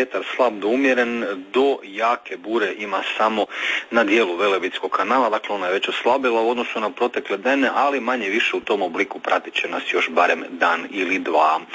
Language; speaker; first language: Croatian; native; Croatian